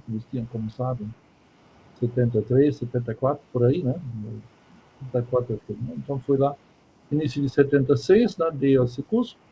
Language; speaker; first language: Portuguese; non-native, fluent; German